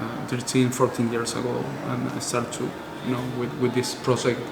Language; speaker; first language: English; non-native, learner; Spanish